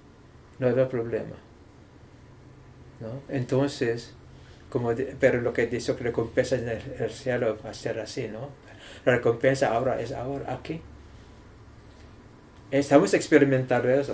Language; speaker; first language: Spanish; non-native, learner; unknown